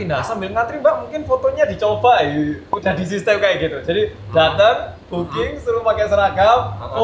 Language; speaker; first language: Indonesian; early bilingual, other home language; Korean